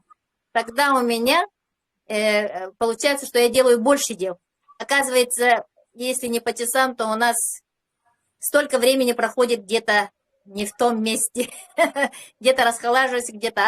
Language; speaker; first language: Russian; native; Russian